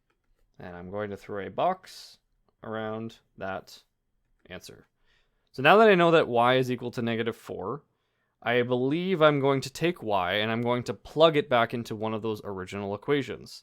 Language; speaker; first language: English; native; English